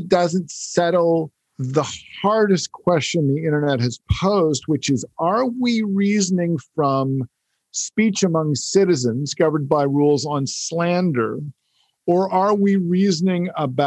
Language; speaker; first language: English; native; English